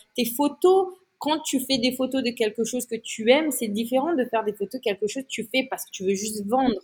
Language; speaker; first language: French; non-native, local second language; Malagasy